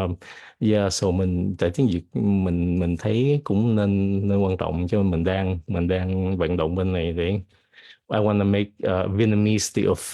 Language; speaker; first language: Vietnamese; early bilingual, heritage; Vietnamese